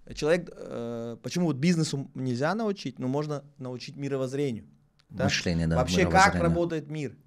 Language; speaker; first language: Russian; native; Russian